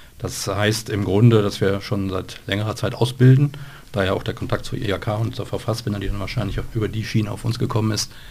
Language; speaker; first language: German; native; German